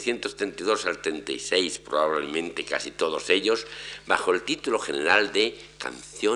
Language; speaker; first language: Spanish; native; Spanish